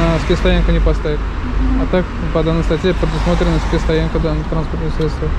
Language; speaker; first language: Russian; native; Russian